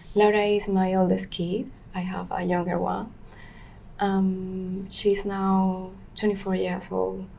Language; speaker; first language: English; non-native, learner; Spanish